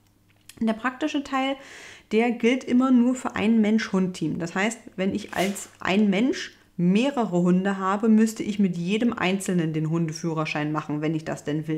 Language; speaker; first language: German; native; German